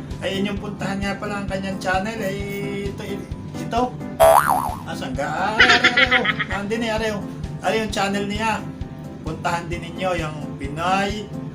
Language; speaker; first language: Filipino; native; Filipino